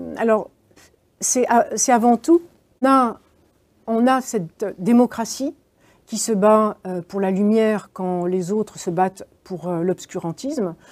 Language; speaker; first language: French; native; French